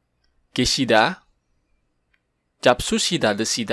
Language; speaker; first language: Korean; non-native, fluent; Indonesian